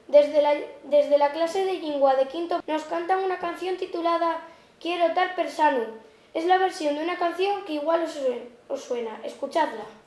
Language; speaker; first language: Spanish; native; Spanish